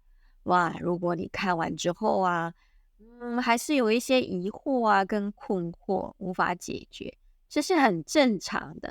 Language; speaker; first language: Chinese; native; Chinese